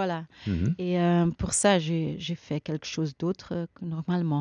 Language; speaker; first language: French; non-native, learner; Dutch